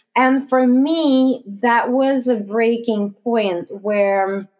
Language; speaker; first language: English; non-native, fluent; Russian